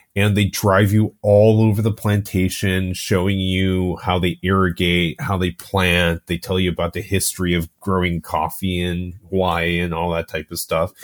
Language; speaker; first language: English; native; English